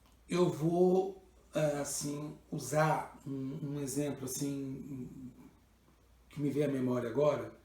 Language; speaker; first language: Portuguese; native; Portuguese